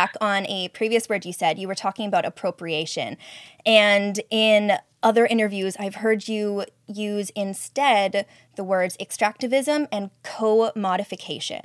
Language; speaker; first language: English; native; English